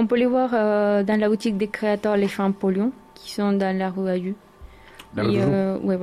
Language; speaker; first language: French; non-native, fluent; Spanish